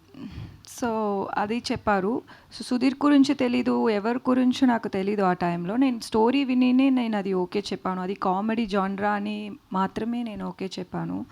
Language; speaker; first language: Telugu; non-native, learner; Tamil